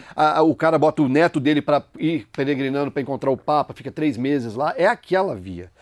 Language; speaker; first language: Portuguese; native; Portuguese